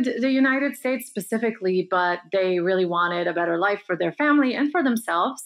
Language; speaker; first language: English; early bilingual, other home language; Bulgarian